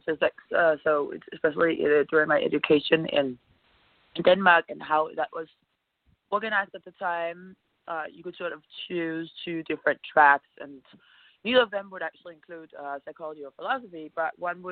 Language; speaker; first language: English; non-native, fluent; Danish